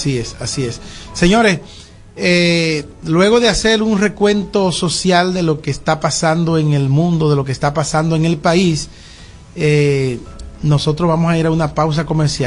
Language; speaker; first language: Spanish; native; Spanish